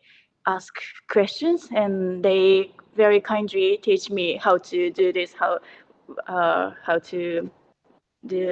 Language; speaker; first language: English; non-native, learner; Japanese